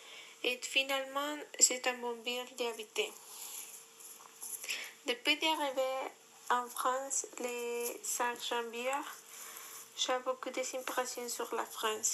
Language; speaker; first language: French; non-native, learner; Spanish